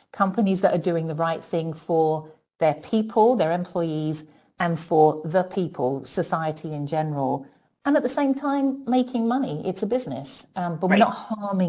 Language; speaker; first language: English; native; English